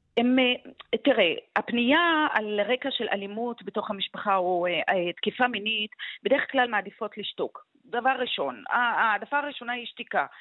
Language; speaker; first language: Hebrew; non-native, local second language; Arabic